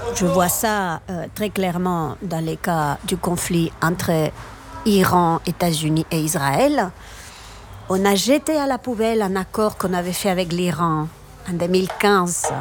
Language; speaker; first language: French; non-native, fluent; Spanish